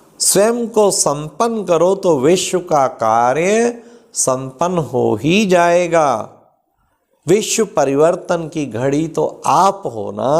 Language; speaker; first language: Hindi; native; Hindi